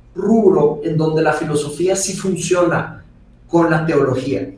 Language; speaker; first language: Spanish; early bilingual, other home language; Portuguese